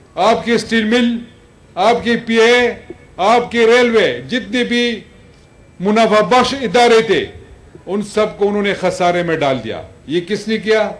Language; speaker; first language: Urdu; non-native, local second language; Pashto